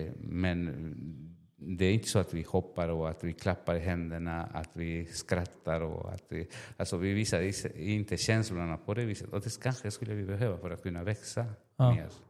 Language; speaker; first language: Swedish; non-native, fluent; Spanish